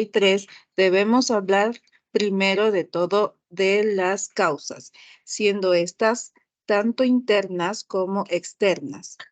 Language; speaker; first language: Spanish; native; Spanish